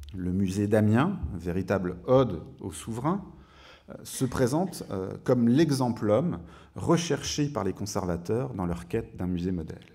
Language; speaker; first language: French; native; French